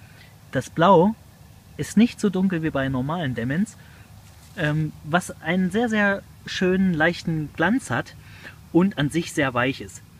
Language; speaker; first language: German; native; German